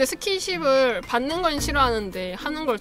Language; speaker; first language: Korean; native; Korean